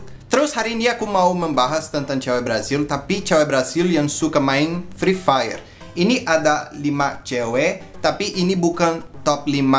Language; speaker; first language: Indonesian; non-native, fluent; Portuguese